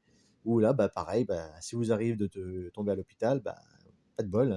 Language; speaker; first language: French; native; French